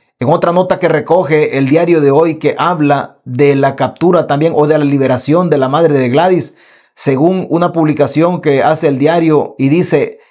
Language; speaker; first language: Spanish; native; Spanish